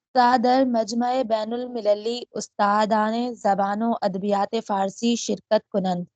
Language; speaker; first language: Persian; non-native, learner; Urdu